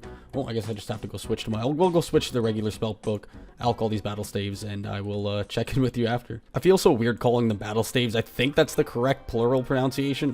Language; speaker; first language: English; native; English